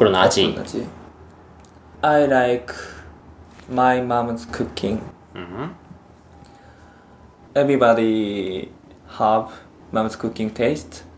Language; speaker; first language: English; non-native, learner; Japanese